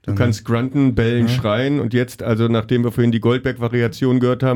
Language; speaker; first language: German; native; German